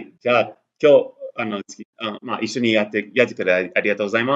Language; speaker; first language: Japanese; non-native, learner; English